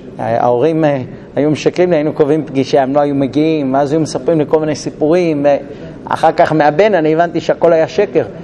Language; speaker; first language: Hebrew; non-native, fluent; English